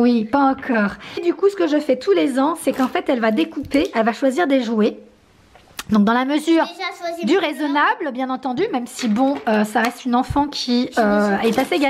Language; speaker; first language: French; native; French